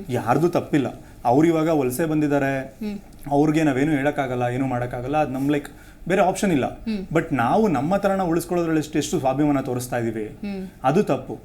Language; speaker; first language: Kannada; native; Kannada